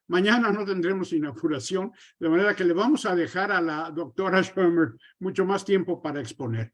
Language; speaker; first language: Spanish; native; Spanish